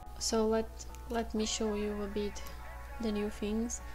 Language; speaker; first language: English; non-native, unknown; Portuguese